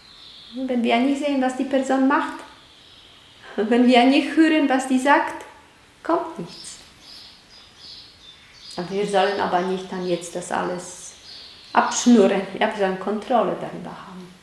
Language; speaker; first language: German; non-native, fluent; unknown